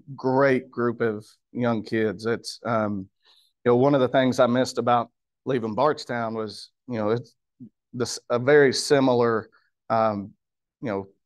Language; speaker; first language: English; native; English